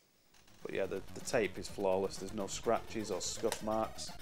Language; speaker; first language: English; native; English